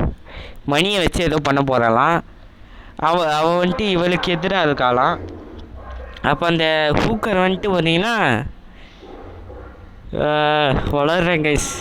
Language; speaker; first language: Tamil; native; Tamil